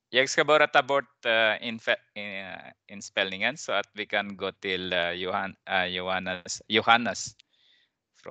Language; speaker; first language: Swedish; non-native, fluent; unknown